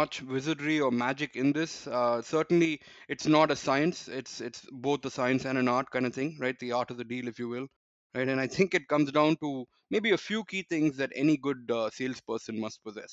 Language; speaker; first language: English; non-native, local second language; Tamil